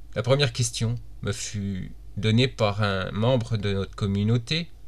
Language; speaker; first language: French; native; French